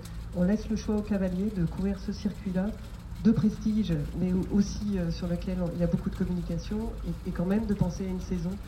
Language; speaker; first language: French; native; French